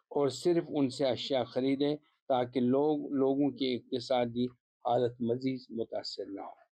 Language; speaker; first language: Urdu; non-native, local second language; Kashmiri